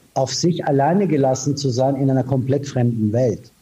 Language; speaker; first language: German; non-native, fluent; Persian